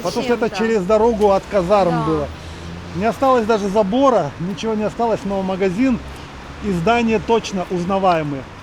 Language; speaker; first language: Russian; native; Russian